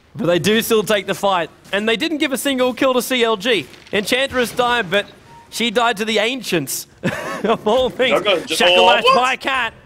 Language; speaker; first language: English; native; English